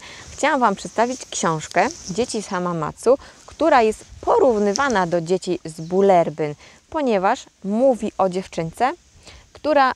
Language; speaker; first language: Polish; native; Polish